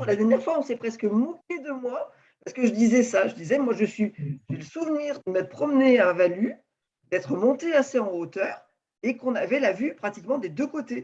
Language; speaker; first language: French; native; French